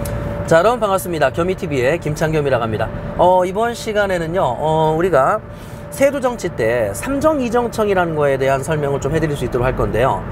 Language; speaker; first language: Korean; native; Korean